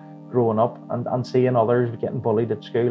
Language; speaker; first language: English; native; English